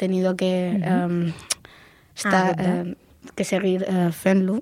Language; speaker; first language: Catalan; non-native, local second language; Spanish